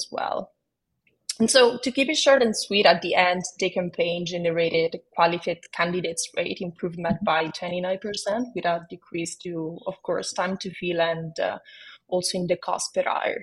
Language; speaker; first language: English; non-native, fluent; Italian